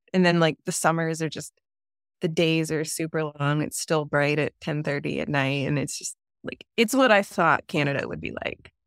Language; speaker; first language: English; native; English